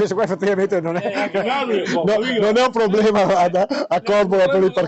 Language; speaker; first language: Italian; native; Italian